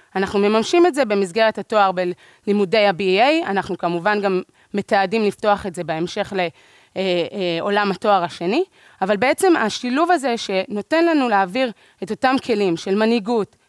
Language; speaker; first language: Hebrew; native; Hebrew